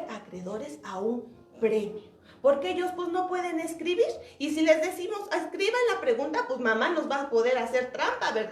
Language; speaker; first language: Spanish; native; Spanish